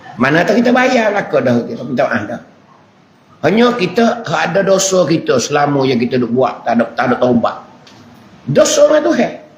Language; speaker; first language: Malay; native; Malay